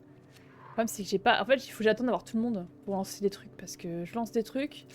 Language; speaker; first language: French; native; French